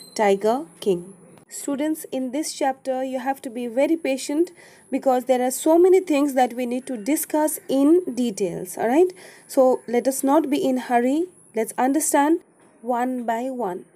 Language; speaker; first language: English; non-native, local second language; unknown